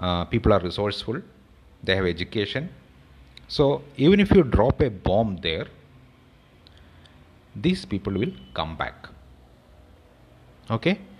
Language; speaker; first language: English; non-native, local second language; Malayalam